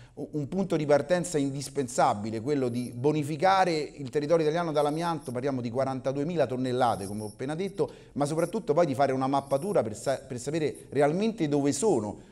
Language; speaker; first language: Italian; native; Italian